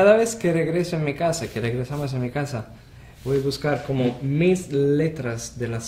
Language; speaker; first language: Spanish; non-native, fluent; Italian